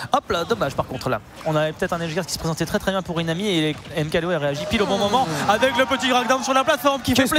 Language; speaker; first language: French; native; French